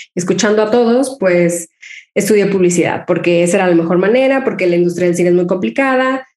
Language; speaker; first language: Spanish; native; Spanish